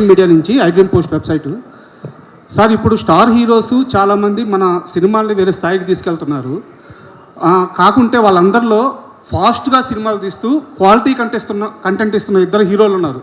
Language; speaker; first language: Telugu; native; Telugu